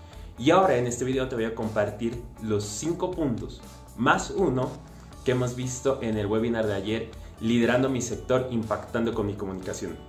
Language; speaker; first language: Spanish; native; Spanish